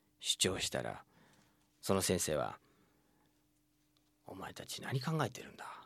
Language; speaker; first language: Japanese; non-native, fluent; English